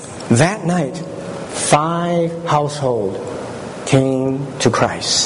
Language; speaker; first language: English; early bilingual, other home language; Chinese